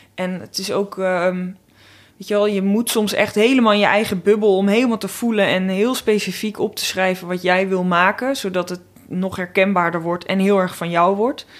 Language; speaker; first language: Dutch; native; Dutch